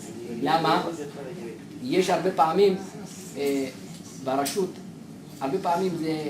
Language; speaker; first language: Hebrew; non-native, fluent; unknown